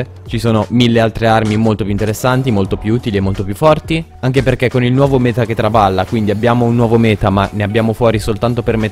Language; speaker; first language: Italian; native; Italian